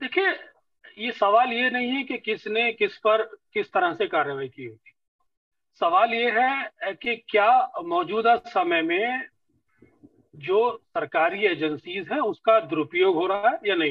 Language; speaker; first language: Hindi; native; Hindi